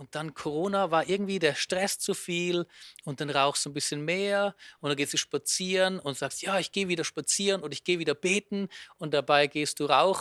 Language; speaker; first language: German; native; German